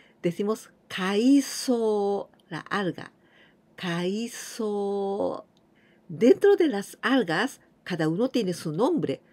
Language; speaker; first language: Spanish; non-native, fluent; Japanese